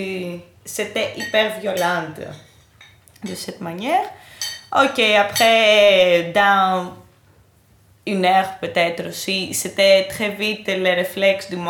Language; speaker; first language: French; non-native, fluent; Greek